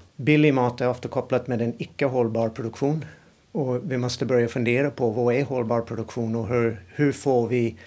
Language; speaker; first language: Swedish; non-native, fluent; English